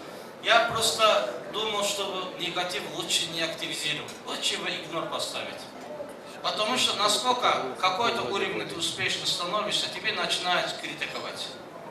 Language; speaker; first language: Russian; non-native, fluent; Azerbaijani